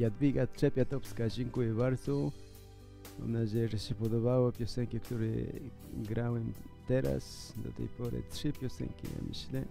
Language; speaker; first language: Polish; non-native, learner; Spanish